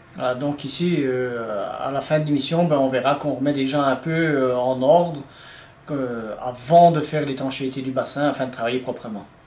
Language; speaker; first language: French; native; French